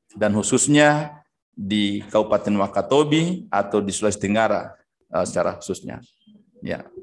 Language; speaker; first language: Indonesian; native; Indonesian